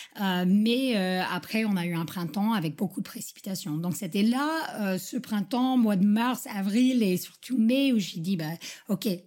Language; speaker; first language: French; non-native, fluent; English